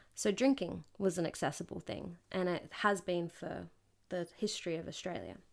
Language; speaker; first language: English; native; English